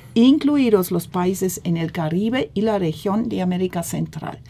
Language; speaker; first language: Spanish; non-native, fluent; German